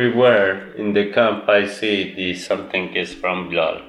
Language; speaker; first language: English; non-native, learner; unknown